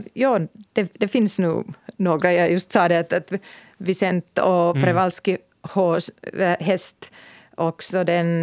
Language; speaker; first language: Swedish; non-native, local second language; Finnish